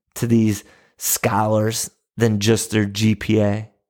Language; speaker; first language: English; native; English